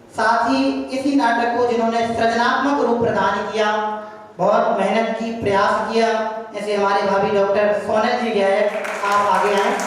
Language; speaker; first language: Hindi; native; Hindi